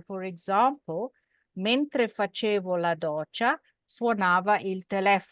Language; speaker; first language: Italian; non-native, fluent; English